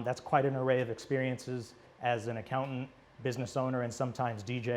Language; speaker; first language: English; native; English